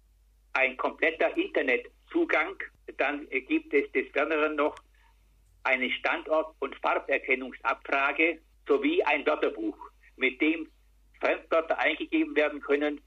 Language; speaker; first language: German; native; German